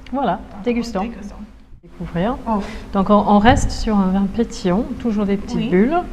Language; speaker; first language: French; native; French